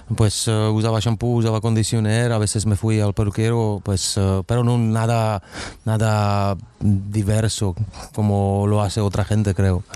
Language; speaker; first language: Spanish; non-native, fluent; Czech